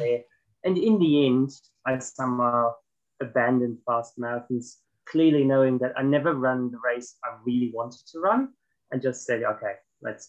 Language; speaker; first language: English; non-native, fluent; German